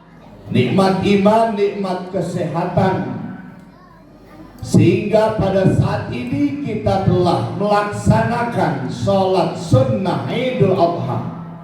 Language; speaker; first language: Indonesian; native; Indonesian